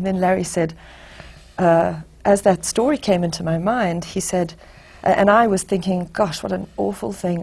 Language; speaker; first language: English; native; English